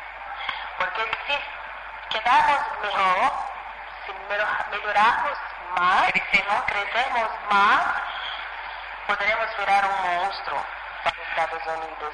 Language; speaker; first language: Spanish; non-native, fluent; Portuguese